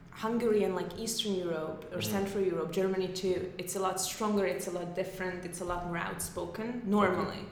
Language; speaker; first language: English; non-native, fluent; Hungarian